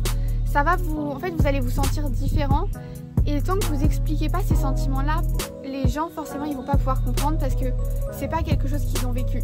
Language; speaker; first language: French; native; French